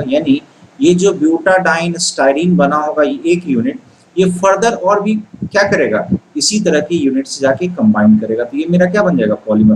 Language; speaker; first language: Hindi; native; Hindi